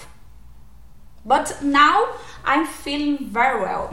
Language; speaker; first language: English; non-native, learner; Portuguese